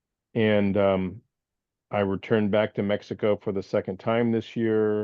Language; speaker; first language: English; native; English